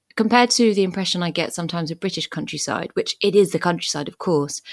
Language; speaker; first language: English; early bilingual, other home language; French